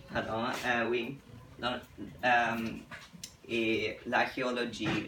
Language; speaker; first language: French; non-native, learner; English